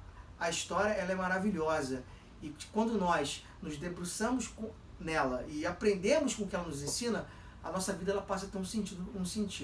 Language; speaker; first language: Portuguese; native; Portuguese